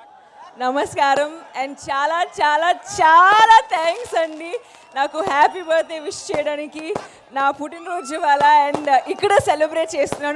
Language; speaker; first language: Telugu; non-native, learner; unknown